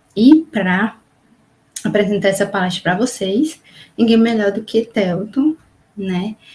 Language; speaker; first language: Portuguese; native; Portuguese